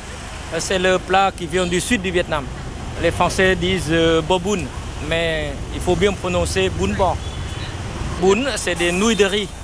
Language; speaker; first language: French; non-native, fluent; Vietnamese